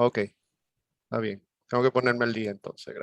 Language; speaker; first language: Spanish; native; Spanish